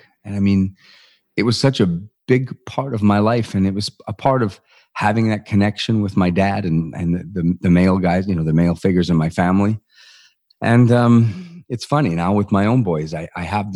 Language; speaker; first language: English; native; English